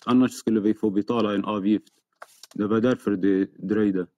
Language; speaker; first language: Swedish; non-native, fluent; Arabic